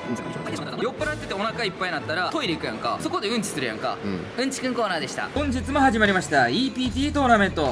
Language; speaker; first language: Japanese; native; Japanese